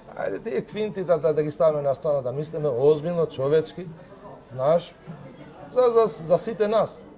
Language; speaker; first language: Macedonian; non-native, local second language; Albanian